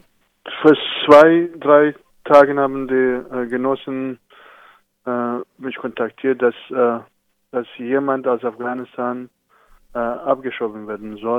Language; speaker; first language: German; non-native, fluent; Persian